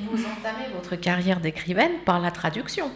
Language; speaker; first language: French; native; French